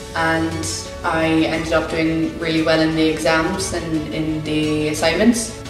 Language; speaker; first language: English; native; English